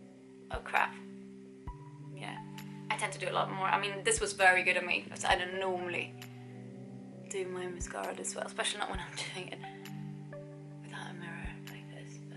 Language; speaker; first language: English; non-native, fluent; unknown